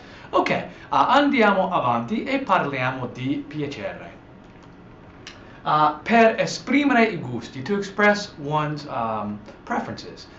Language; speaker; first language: Italian; non-native, fluent; English